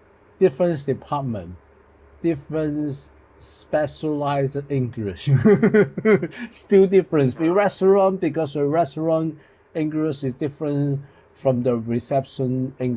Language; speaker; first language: English; non-native, local second language; Cantonese